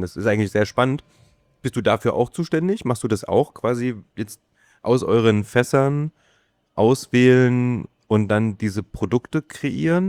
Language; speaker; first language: German; native; German